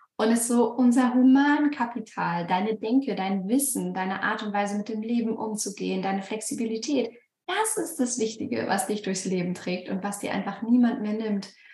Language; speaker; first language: German; native; German